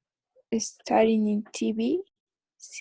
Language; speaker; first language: English; non-native, learner; Spanish